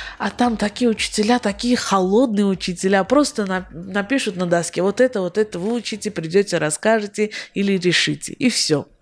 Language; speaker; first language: Russian; non-native, local second language; Armenian